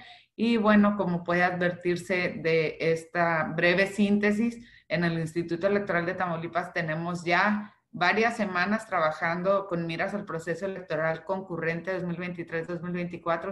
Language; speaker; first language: Spanish; native; Spanish